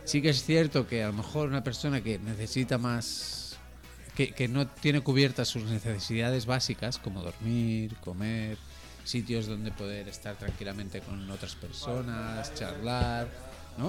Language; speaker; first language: Spanish; native; Spanish